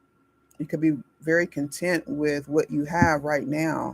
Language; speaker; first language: English; native; English